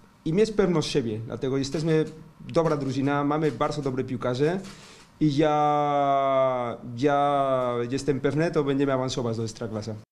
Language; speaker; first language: Polish; non-native, learner; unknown